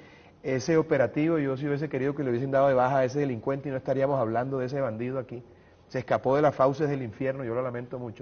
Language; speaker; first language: Spanish; native; Spanish